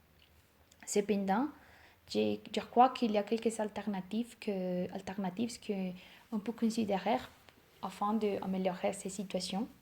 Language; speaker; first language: French; non-native, learner; Spanish